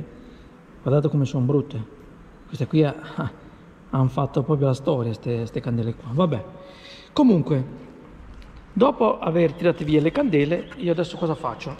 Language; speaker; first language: Italian; native; Italian